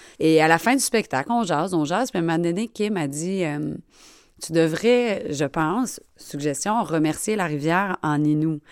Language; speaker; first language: French; native; French